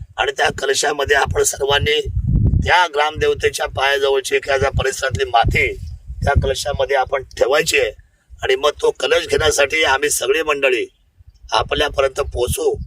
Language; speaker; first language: Marathi; native; Marathi